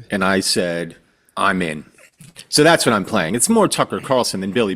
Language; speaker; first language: English; native; English